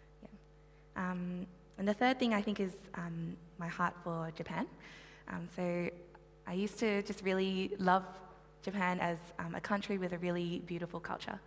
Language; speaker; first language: English; native; English